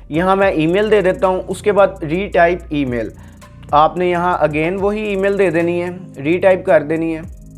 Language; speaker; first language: Urdu; native; Urdu